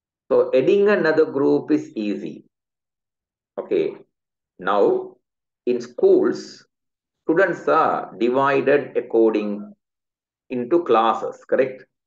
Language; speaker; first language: English; non-native, local second language; Tamil